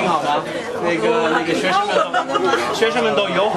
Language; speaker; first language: Chinese; non-native, fluent; English